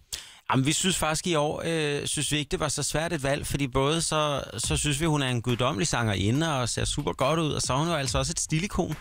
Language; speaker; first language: Danish; native; Danish